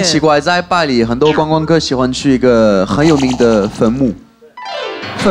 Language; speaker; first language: Chinese; non-native, fluent; French